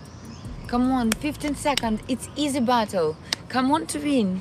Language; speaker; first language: English; non-native, learner; Russian